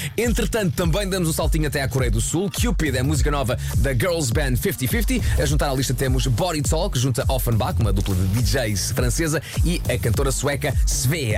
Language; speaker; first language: Portuguese; native; Portuguese